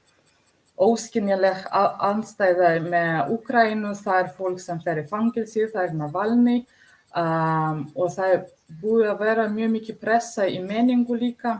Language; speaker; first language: Icelandic; non-native, learner; Russian